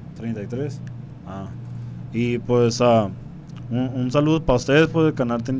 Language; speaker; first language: Spanish; early bilingual, heritage; Spanish